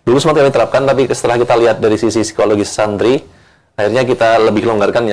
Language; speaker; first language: Indonesian; native; Indonesian